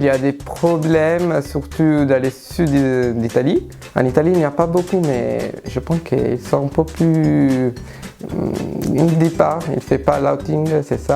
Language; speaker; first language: French; non-native, learner; Italian